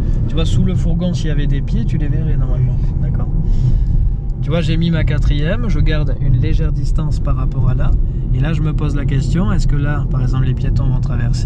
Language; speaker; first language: French; native; French